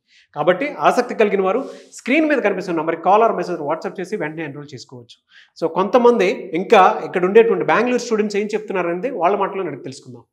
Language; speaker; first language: Telugu; native; Telugu